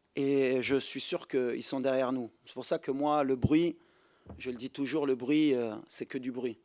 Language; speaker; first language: French; native; French